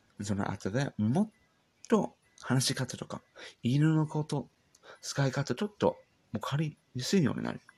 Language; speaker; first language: Japanese; non-native, learner; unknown